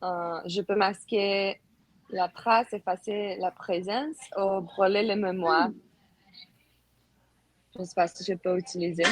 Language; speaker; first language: French; non-native, learner; Spanish